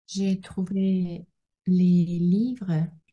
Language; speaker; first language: French; non-native, learner; Russian